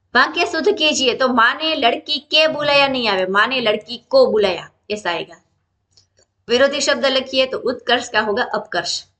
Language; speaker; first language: Hindi; non-native, local second language; Gujarati